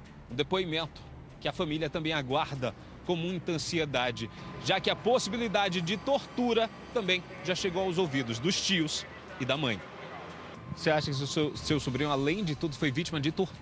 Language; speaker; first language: Portuguese; native; Portuguese